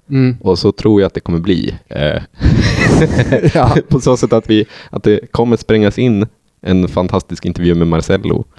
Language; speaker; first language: Swedish; native; Swedish